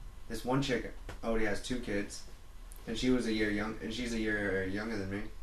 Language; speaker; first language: English; native; English